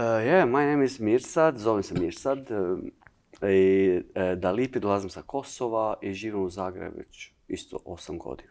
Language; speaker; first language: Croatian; non-native, learner; Albanian